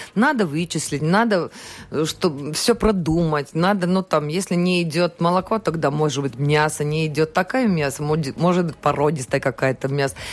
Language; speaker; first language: Russian; non-native, local second language; Latvian